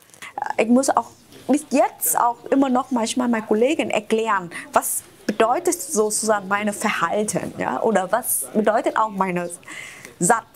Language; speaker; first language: German; non-native, fluent; Vietnamese